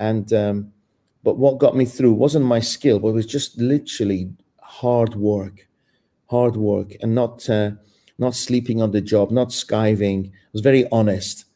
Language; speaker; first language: English; non-native, fluent; Persian